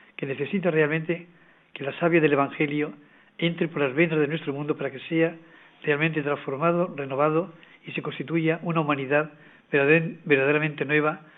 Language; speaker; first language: Spanish; native; Spanish